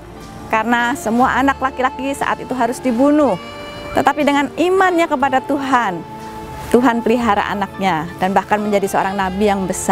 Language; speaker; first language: Indonesian; native; Indonesian